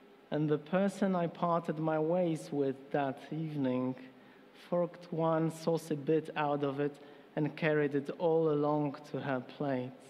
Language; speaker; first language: English; non-native, fluent; Polish